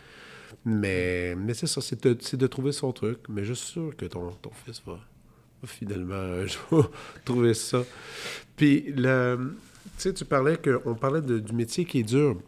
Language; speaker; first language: French; native; French